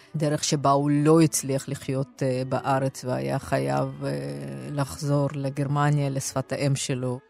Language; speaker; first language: Hebrew; non-native, fluent; Russian